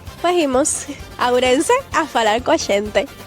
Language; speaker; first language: Galician; non-native, learner; Spanish